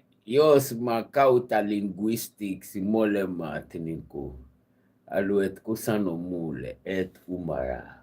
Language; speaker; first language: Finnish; non-native, learner; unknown